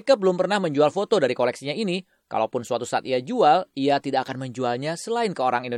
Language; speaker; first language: Indonesian; native; Indonesian